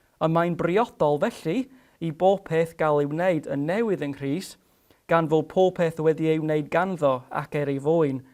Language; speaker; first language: Welsh; non-native, fluent; English